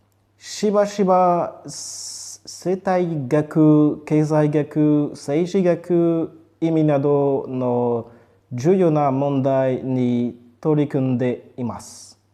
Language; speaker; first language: Japanese; non-native, learner; French